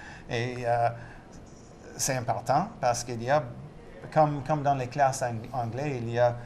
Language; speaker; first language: French; non-native, local second language; English